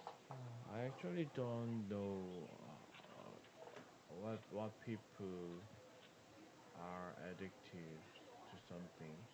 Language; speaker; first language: English; non-native, learner; Korean